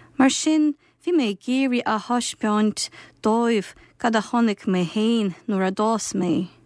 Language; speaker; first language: Irish; non-native, fluent; Ukrainian